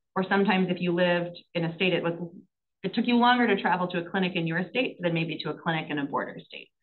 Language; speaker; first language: English; native; English